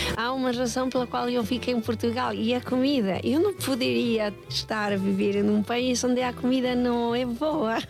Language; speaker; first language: Portuguese; non-native, fluent; Spanish